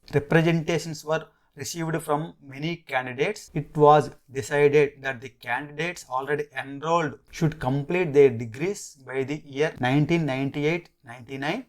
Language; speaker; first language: English; non-native, local second language; Telugu